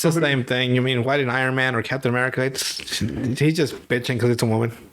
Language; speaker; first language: English; native; English